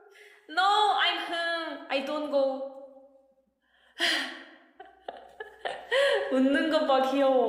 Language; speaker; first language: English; non-native, learner; Korean